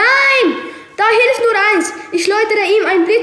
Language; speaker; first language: German; native; German